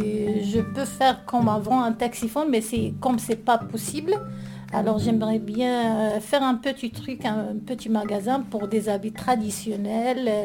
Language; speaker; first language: French; non-native, learner; Arabic